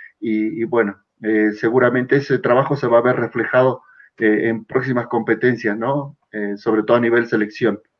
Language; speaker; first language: Spanish; native; Spanish